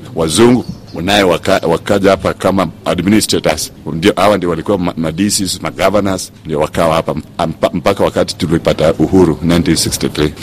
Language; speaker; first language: Swahili; non-native, local second language; Luo (Kenya and Tanzania)